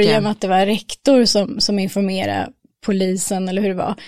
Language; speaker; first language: Swedish; native; Swedish